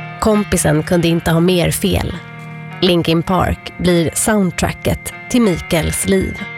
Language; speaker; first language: Swedish; native; Swedish